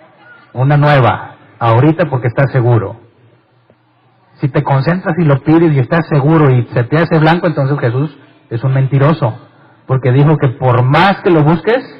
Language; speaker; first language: Spanish; native; Spanish